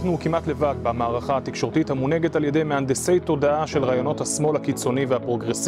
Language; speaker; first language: Hebrew; native; Hebrew